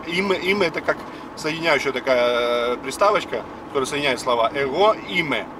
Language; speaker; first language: Russian; native; Russian